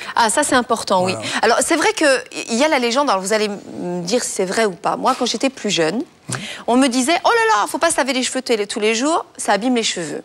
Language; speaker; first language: French; native; French